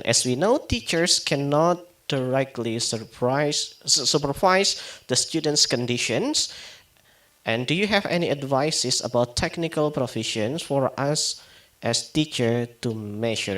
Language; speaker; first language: English; non-native, fluent; Indonesian